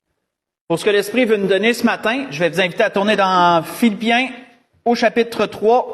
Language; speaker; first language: French; native; French